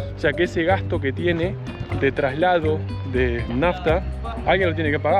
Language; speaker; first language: Spanish; native; Spanish